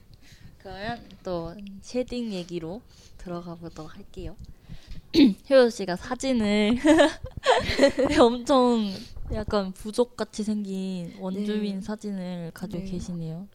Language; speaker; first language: Korean; non-native, learner; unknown